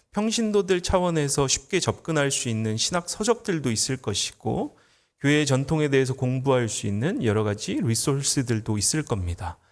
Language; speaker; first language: Korean; native; Korean